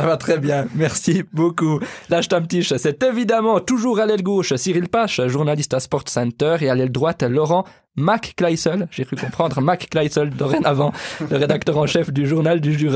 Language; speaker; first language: French; native; French